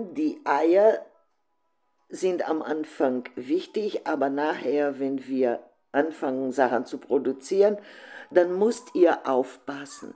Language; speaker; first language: German; non-native, fluent; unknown